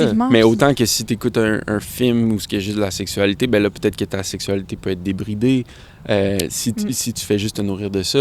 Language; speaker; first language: French; native; French